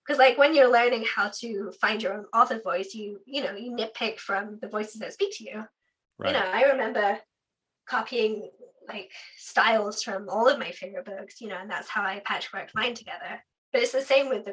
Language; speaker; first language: English; native; English